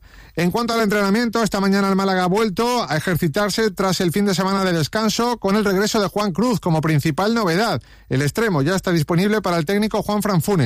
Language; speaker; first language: Spanish; native; Spanish